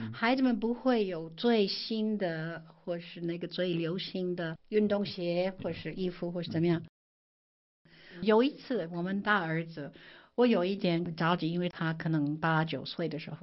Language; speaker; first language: Chinese; non-native, fluent; English